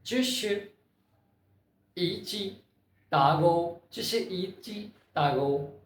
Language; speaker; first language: Chinese; non-native, fluent; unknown